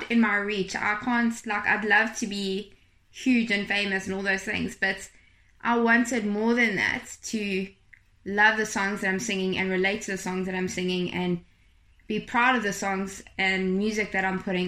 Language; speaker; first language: English; native; English